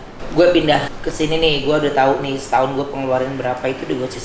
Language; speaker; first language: Indonesian; native; Indonesian